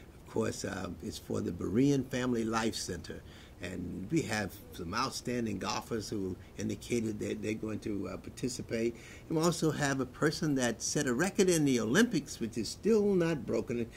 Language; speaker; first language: English; native; English